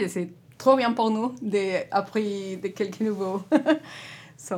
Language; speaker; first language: French; non-native, learner; Spanish